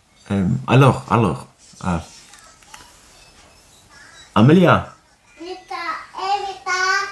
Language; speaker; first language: French; non-native, learner; Finnish